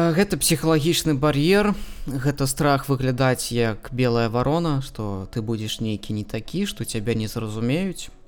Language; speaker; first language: Belarusian; non-native, local second language; Russian